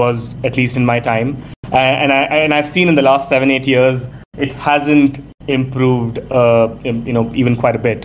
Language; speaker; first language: English; non-native, local second language; Tamil